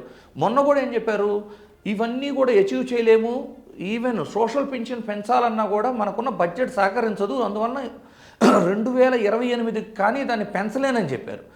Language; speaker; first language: Telugu; native; Telugu